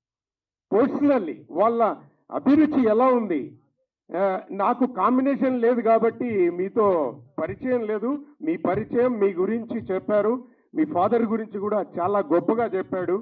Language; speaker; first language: Telugu; native; Telugu